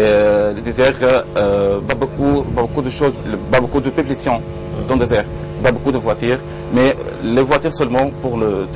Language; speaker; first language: French; non-native, learner; Arabic